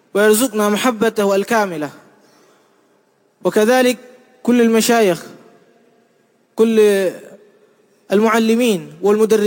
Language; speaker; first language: Arabic; non-native, fluent; Indonesian